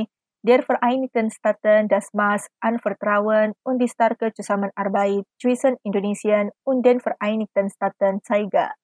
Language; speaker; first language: German; non-native, fluent; Indonesian